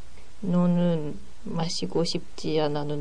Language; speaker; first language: Korean; non-native, learner; Japanese